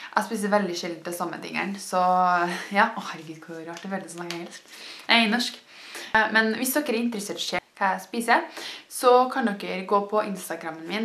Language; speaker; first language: Norwegian; native; Norwegian